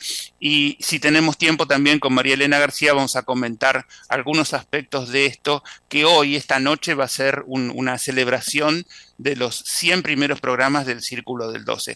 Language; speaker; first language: Spanish; native; Spanish